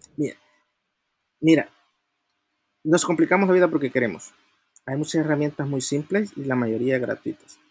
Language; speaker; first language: Spanish; native; Spanish